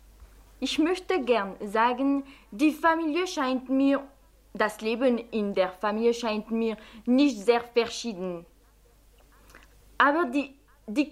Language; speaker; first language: German; non-native, fluent; French